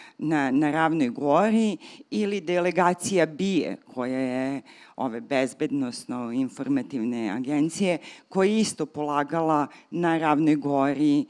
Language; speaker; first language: Serbian; native; Serbian